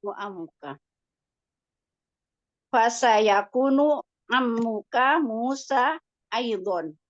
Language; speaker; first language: Arabic; non-native, learner; Indonesian